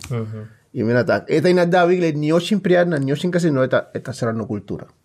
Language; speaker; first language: Russian; non-native, fluent; Spanish